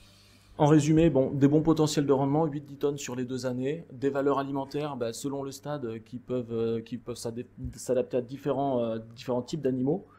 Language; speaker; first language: French; native; French